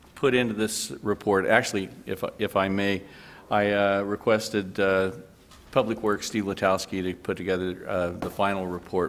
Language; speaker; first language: English; native; English